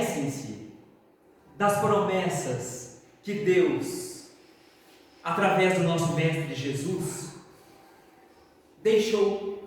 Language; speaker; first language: Portuguese; native; Portuguese